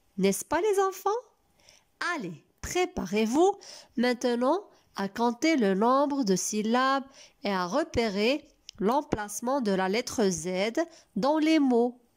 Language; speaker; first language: French; non-native, local second language; Arabic